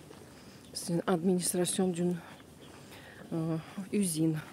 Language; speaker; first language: French; non-native, fluent; Russian